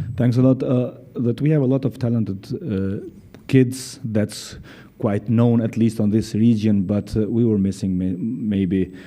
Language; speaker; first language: English; non-native, fluent; Albanian